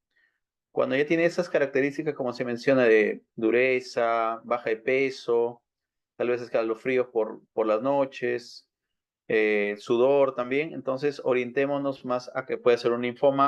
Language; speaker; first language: Spanish; native; Spanish